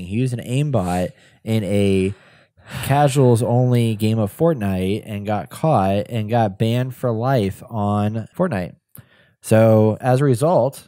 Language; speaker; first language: English; native; English